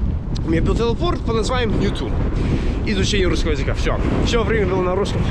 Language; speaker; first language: Russian; non-native, fluent; English